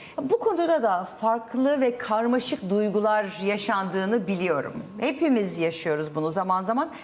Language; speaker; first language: Turkish; native; Turkish